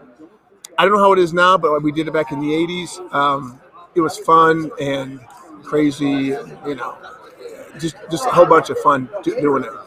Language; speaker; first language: English; native; English